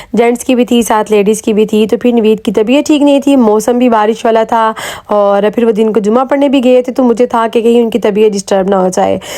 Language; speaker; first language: Urdu; native; Urdu